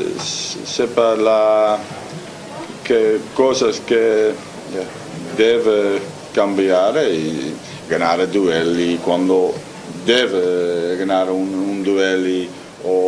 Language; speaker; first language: Italian; non-native, learner; Dutch